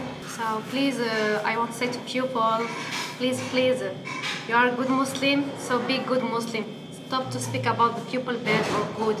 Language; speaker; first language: English; non-native, learner; Arabic